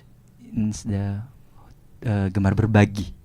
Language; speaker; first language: English; non-native, learner; Indonesian